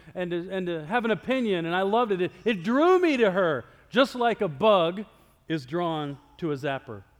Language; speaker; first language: English; native; English